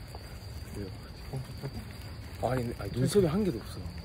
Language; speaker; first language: Korean; native; Korean